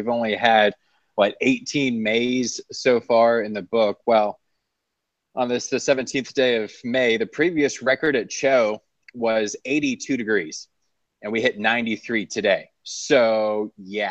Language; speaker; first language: English; native; English